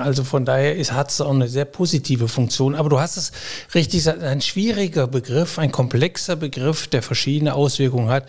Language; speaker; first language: German; native; German